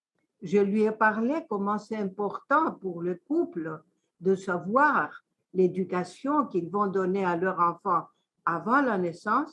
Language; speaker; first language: French; non-native, fluent; Greek